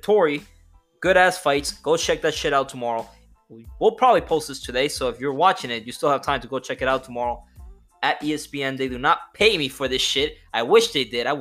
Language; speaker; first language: English; non-native, fluent; Spanish